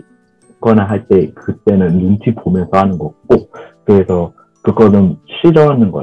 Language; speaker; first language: Korean; non-native, fluent; Vietnamese